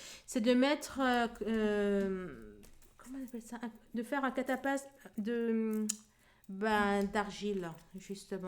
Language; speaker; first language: French; native; French